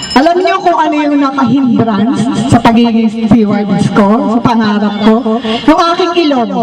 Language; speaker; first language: Filipino; native; Filipino